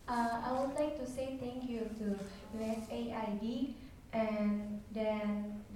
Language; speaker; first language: English; non-native, learner; Indonesian